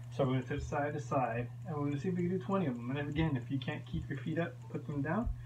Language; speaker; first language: English; early bilingual, other home language; Spanish